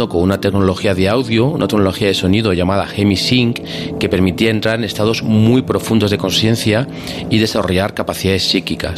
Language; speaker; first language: Spanish; native; Spanish